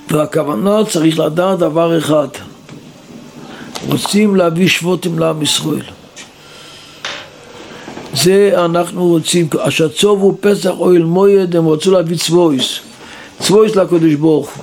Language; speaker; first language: Hebrew; non-native, local second language; Yiddish